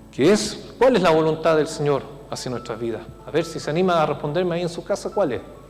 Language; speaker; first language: Spanish; native; Spanish